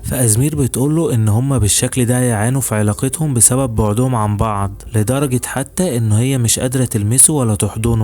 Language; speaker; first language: Arabic; native; Arabic